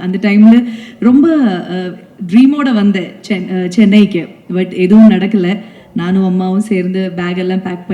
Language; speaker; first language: Tamil; non-native, fluent; Malayalam